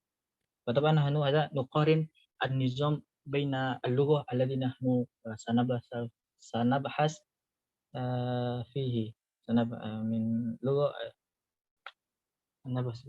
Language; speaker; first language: Arabic; non-native, learner; Indonesian